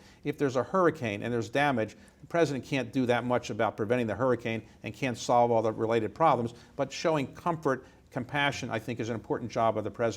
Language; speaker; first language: English; native; English